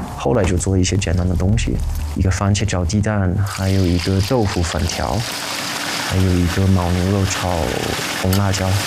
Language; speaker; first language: Chinese; non-native, fluent; English